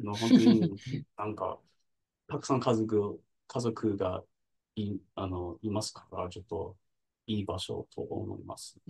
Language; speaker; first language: Japanese; non-native, learner; English